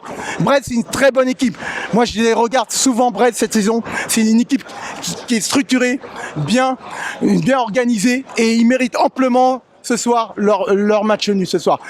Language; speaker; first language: French; native; French